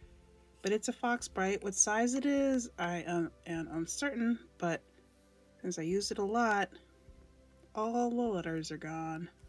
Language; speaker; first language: English; native; English